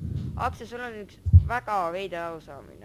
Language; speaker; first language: Estonian; native; Estonian